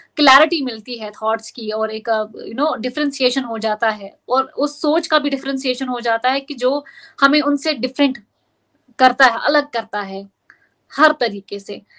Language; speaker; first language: Hindi; non-native, local second language; Kashmiri